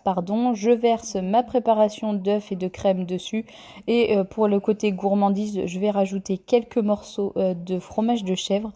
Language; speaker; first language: French; native; French